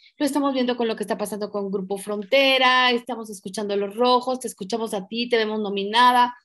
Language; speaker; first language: Spanish; native; Spanish